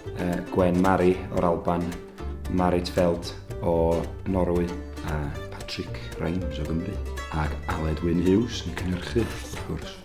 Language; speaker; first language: Welsh; native; Welsh